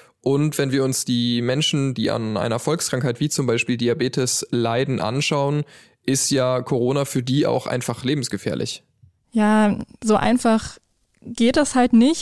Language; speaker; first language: German; native; German